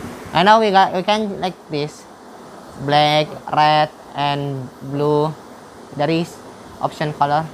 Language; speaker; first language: English; non-native, learner; Indonesian